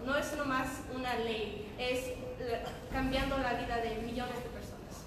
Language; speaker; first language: Spanish; early bilingual, heritage; Spanish